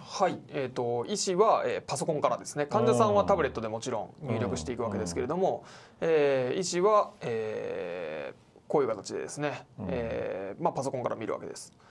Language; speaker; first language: Japanese; native; Japanese